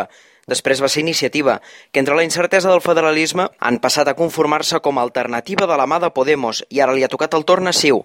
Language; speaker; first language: Catalan; native; Catalan